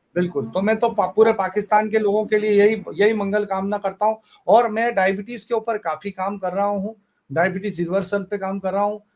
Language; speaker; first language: Hindi; native; Hindi